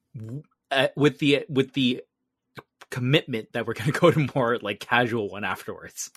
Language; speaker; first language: English; early bilingual, other home language; Vietnamese